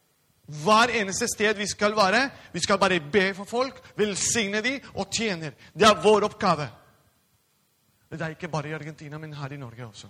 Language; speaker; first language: Norwegian; non-native, fluent; Spanish